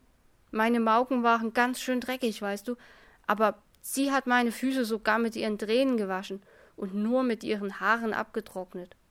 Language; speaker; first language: German; native; German